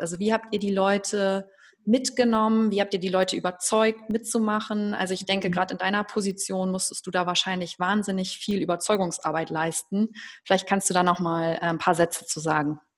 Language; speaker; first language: German; native; German